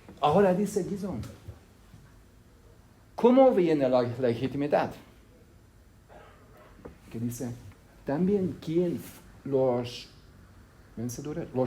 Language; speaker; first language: Spanish; non-native, fluent; Hungarian